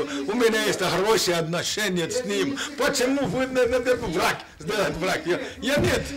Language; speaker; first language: Russian; non-native, learner; Romanian